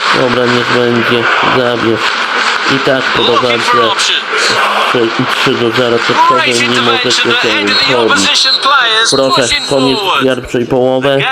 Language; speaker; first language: Polish; native; Polish